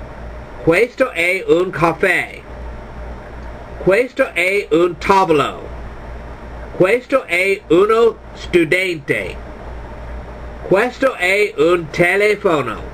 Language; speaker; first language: Italian; non-native, learner; English